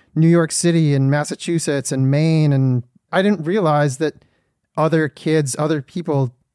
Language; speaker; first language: English; native; English